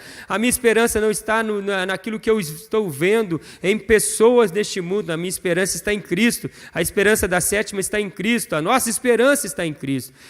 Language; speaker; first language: Portuguese; native; Portuguese